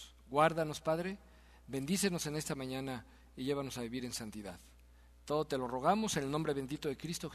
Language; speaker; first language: Spanish; native; Spanish